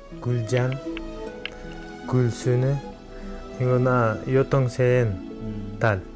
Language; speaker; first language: Korean; non-native, learner; Kyrgyz